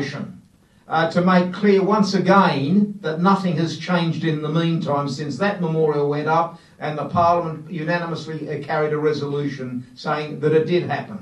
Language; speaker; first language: English; native; English